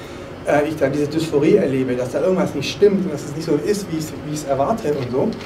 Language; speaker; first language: German; native; German